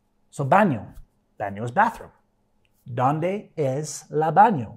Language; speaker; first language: Spanish; non-native, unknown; English